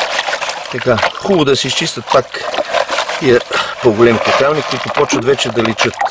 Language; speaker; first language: Bulgarian; native; Bulgarian